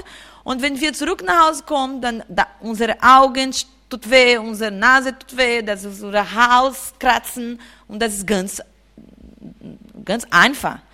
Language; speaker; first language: German; non-native, fluent; Portuguese